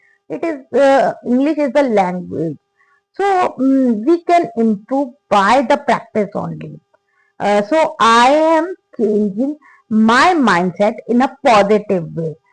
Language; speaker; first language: English; non-native, learner; Hindi